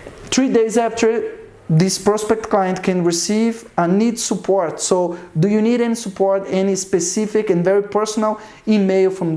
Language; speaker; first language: English; non-native, fluent; Portuguese